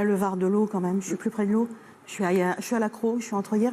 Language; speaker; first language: French; native; French